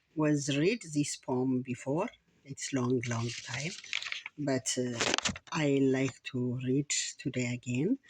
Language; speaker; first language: English; non-native, learner; Amharic